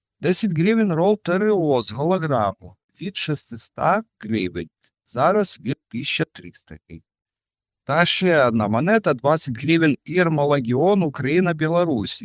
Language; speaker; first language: Ukrainian; native; Ukrainian